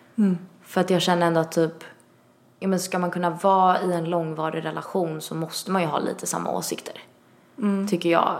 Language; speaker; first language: Swedish; early bilingual, other home language; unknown